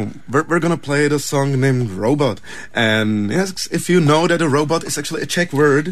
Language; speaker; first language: English; non-native, fluent; Czech